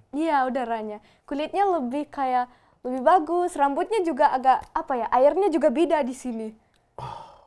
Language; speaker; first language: Indonesian; non-native, fluent; German